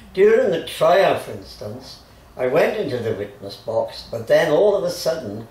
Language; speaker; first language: English; native; English